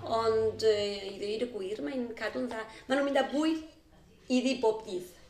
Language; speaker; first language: Welsh; early bilingual, heritage; Welsh